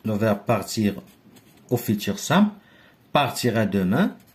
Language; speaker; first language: French; non-native, local second language; Arabic